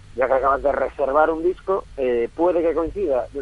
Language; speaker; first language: Spanish; native; Spanish